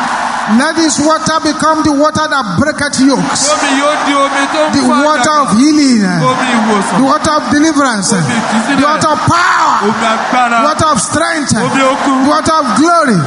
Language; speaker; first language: English; non-native, local second language; Yoruba